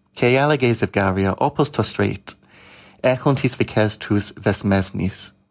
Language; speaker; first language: Greek; non-native, learner; English